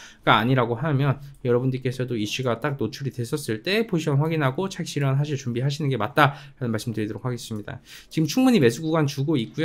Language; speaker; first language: Korean; native; Korean